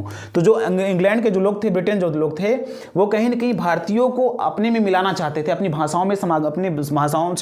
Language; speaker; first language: Hindi; native; Hindi